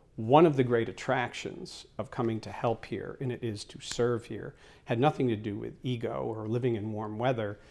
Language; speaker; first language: English; native; English